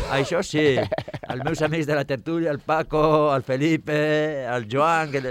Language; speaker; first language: Catalan; non-native, fluent; Basque